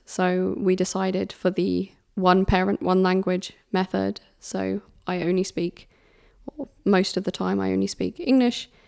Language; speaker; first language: English; native; English